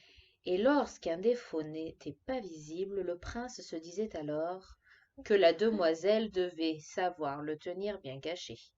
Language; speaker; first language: French; native; French